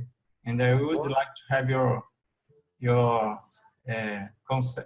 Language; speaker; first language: English; non-native, learner; Portuguese